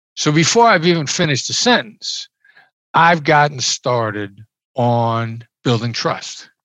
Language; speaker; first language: English; native; English